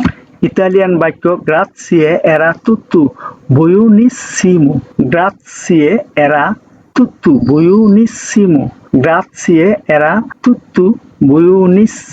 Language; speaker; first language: Italian; non-native, learner; Bangla